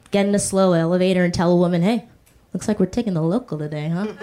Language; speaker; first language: English; native; English